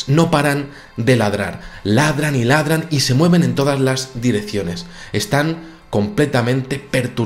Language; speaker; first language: Spanish; native; Spanish